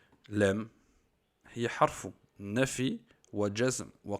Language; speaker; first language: Arabic; non-native, fluent; French